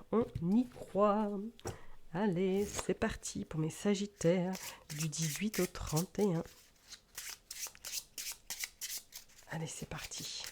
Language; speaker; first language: French; native; French